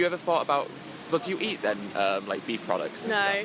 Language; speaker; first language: English; native; English